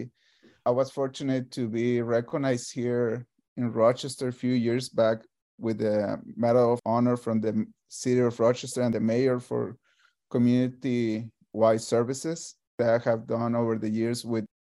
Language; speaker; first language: English; non-native, fluent; Spanish